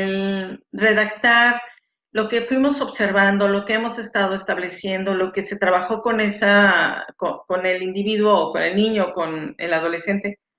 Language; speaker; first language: Spanish; native; Spanish